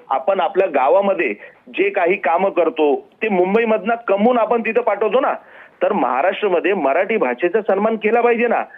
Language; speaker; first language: Marathi; non-native, local second language; Gujarati